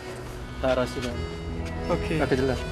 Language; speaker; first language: Russian; non-native, learner; Korean